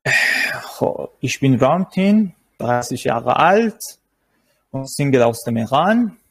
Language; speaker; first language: German; non-native, learner; Persian